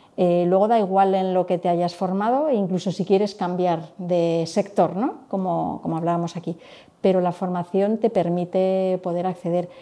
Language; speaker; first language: Spanish; native; Spanish